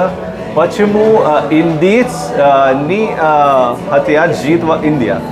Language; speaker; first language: Russian; non-native, learner; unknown